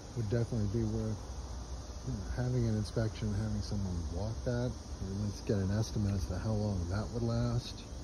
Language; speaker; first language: English; native; English